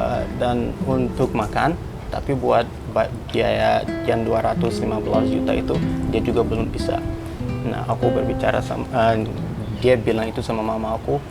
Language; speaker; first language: Indonesian; non-native, fluent; Hausa